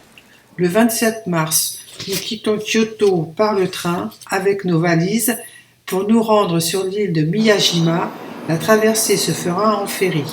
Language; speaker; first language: French; native; French